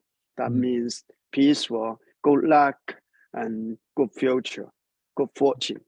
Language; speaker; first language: English; non-native, learner; Chinese